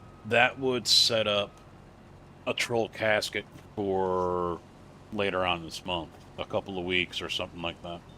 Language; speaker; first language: English; native; English